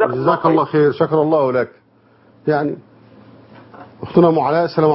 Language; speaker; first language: Arabic; native; Arabic